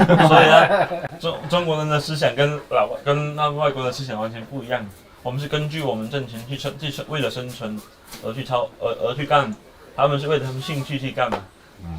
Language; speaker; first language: Chinese; native; Chinese